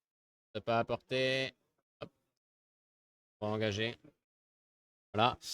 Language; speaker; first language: French; native; French